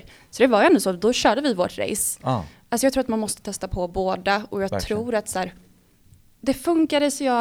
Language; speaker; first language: Swedish; native; Swedish